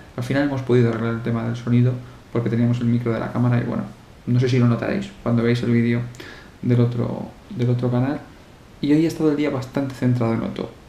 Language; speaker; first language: Spanish; native; Spanish